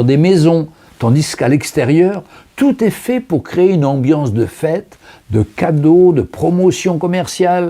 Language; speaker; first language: French; native; French